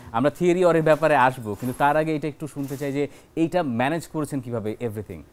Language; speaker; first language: Bangla; native; Bangla